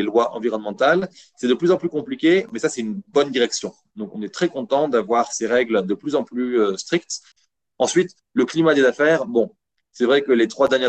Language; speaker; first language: French; native; French